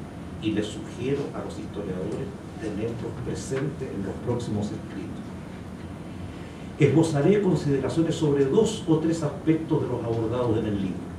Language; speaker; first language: Spanish; native; Spanish